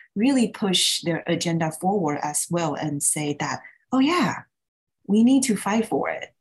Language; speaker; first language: English; early bilingual, other home language; Thai